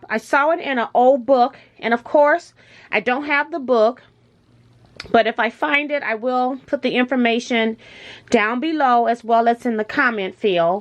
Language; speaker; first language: English; native; English